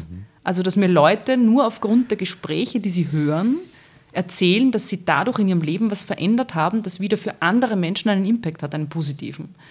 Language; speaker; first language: German; native; German